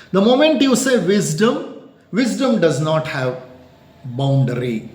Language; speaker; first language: English; non-native, local second language; Kannada